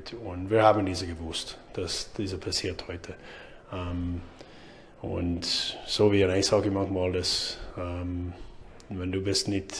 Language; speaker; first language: German; non-native, learner; English